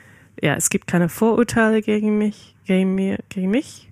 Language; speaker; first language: German; non-native, fluent; English